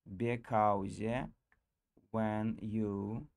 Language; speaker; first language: English; non-native, learner; Russian